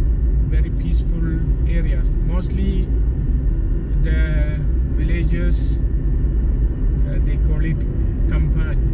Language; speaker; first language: English; non-native, fluent; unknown